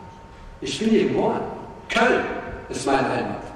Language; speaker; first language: German; early bilingual, other home language; Turkish